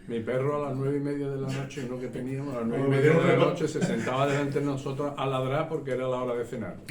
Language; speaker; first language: Spanish; native; Spanish